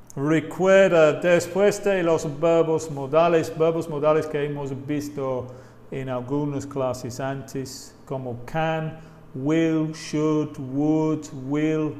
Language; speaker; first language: Spanish; non-native, fluent; English